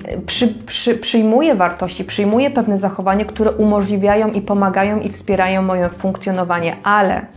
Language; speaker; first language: Polish; native; Polish